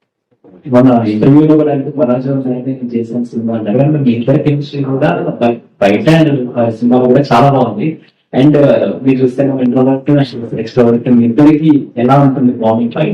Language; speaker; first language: Telugu; native; Telugu